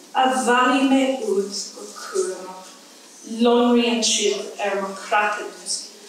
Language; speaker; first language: English; native; English